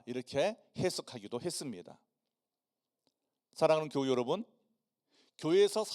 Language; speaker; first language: Korean; native; Korean